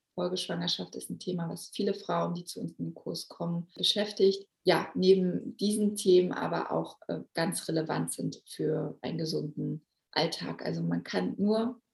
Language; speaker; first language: German; native; German